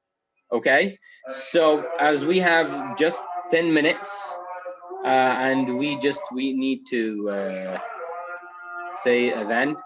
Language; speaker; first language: English; non-native, fluent; Arabic